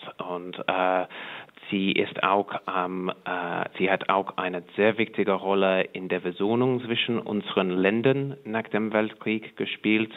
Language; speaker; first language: German; non-native, fluent; English